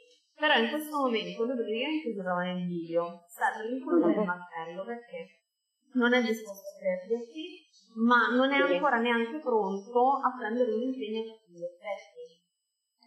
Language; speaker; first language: Italian; native; Italian